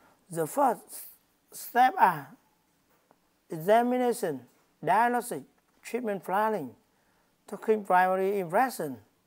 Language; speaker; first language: English; non-native, learner; Vietnamese